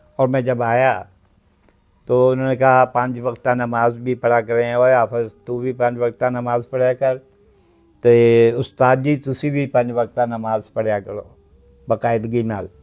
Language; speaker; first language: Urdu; non-native, local second language; Punjabi